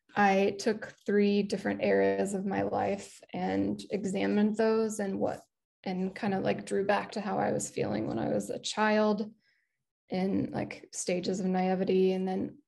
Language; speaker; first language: English; native; English